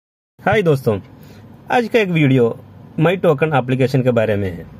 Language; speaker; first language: Hindi; non-native, local second language; Malayalam